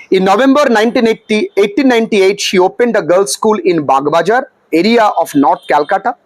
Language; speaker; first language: English; non-native, local second language; Bangla